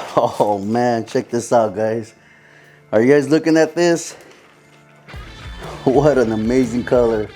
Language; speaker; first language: English; native; English